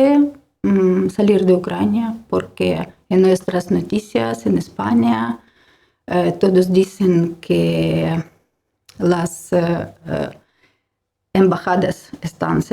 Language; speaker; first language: Spanish; non-native, learner; Ukrainian